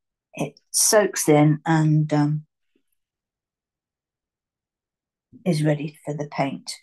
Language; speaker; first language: English; native; English